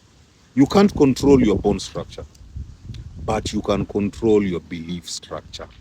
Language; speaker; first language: English; non-native, local second language; Swahili